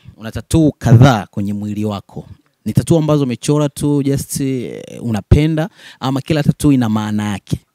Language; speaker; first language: Swahili; native; Swahili